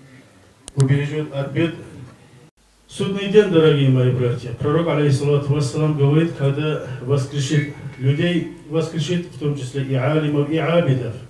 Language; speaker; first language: Russian; non-native, local second language; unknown